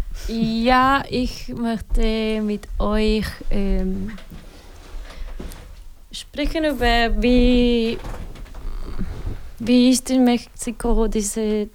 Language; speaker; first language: German; non-native, learner; Spanish